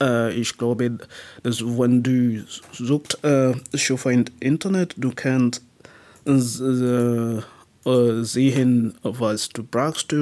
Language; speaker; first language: German; non-native, learner; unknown